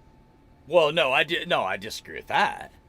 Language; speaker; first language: English; native; English